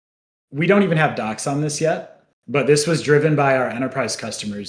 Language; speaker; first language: English; native; English